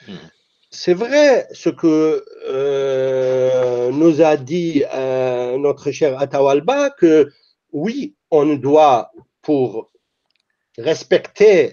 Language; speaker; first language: French; non-native, fluent; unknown